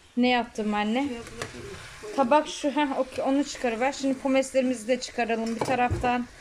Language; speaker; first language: Turkish; early bilingual, heritage; Turkish